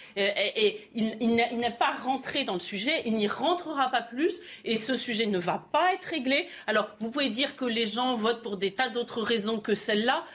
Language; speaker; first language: French; native; French